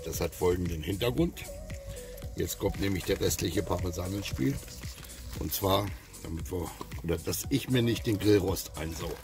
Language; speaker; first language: German; native; German